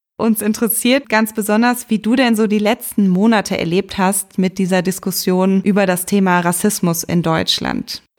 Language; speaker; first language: German; native; German